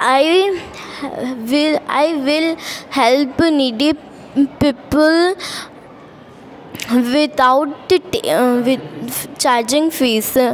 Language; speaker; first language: English; non-native, learner; Hindi